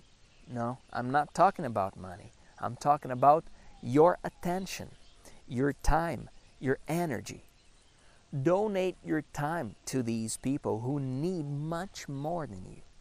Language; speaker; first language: English; non-native, fluent; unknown